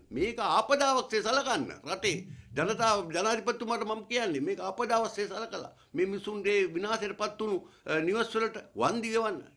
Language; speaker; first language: Sinhala; native; Sinhala